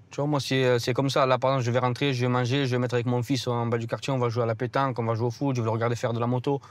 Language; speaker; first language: French; native; French